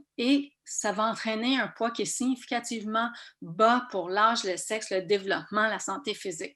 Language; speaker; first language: French; native; French